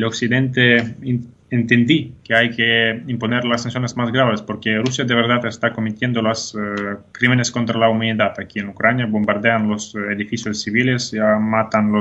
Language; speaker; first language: Spanish; non-native, fluent; Ukrainian